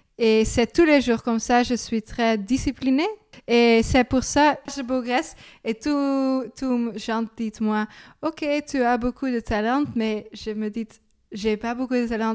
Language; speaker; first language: French; non-native, learner; Dutch